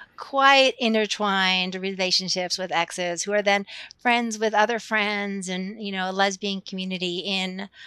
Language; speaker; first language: English; native; English